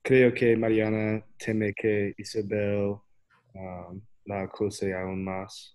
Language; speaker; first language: Spanish; non-native, learner; English